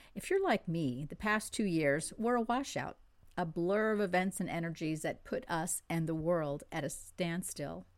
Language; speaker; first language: English; non-native, fluent; French